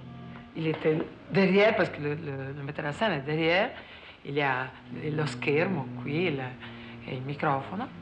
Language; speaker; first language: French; non-native, fluent; Italian